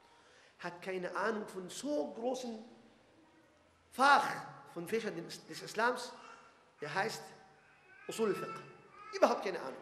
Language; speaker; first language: German; non-native, fluent; Arabic